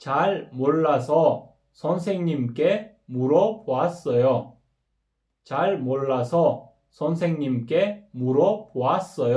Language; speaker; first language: Korean; non-native, fluent; Kyrgyz